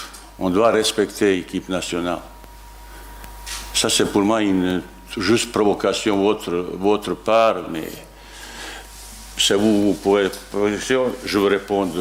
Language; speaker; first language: French; non-native, learner; Bosnian